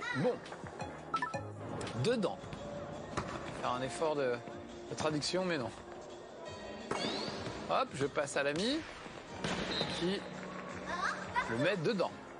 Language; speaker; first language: French; native; French